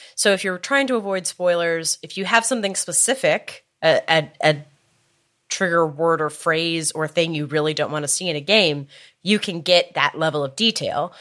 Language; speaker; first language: English; native; English